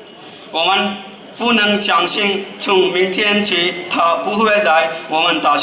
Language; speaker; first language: Chinese; non-native, learner; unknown